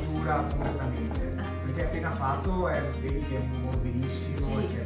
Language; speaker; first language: Italian; native; Italian